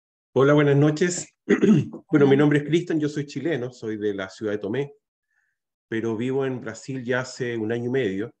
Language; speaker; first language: Spanish; native; Spanish